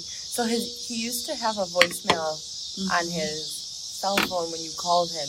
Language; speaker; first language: English; early bilingual, other home language; Serbian